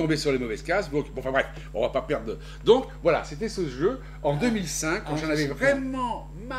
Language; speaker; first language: French; native; French